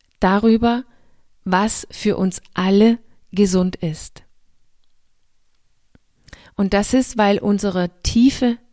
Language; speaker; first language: German; non-native, fluent; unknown